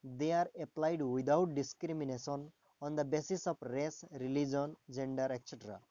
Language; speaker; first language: English; non-native, local second language; Assamese